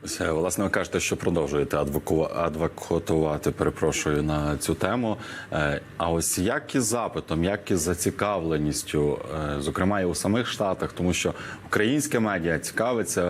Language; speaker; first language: Ukrainian; native; Ukrainian